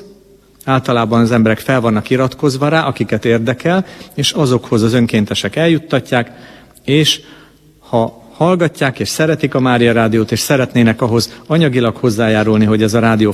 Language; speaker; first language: Hungarian; native; Hungarian